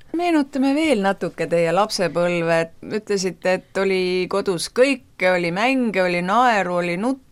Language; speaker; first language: Estonian; native; Estonian